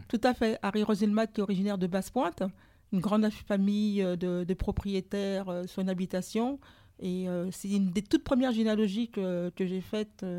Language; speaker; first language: French; native; French